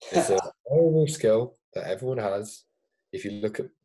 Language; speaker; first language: English; native; English